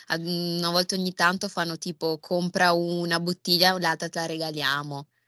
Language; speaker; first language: Italian; early bilingual, other home language; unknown